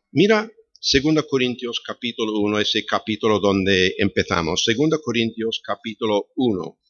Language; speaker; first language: Spanish; non-native, fluent; English